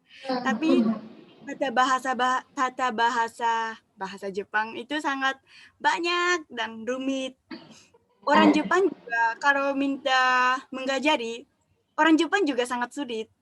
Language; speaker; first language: Indonesian; non-native, fluent; Japanese